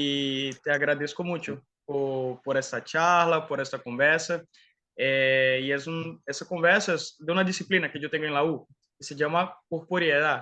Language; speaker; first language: Spanish; non-native, fluent; Portuguese